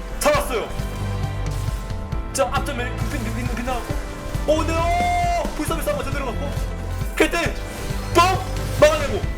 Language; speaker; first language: Korean; native; Korean